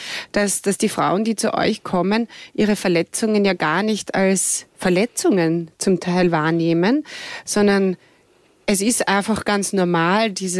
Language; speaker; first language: German; native; German